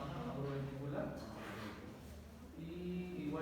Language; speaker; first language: Spanish; native; Spanish